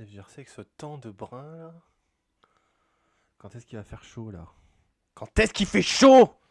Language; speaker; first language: French; native; French